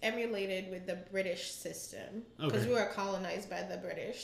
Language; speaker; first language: English; non-native, local second language; Ganda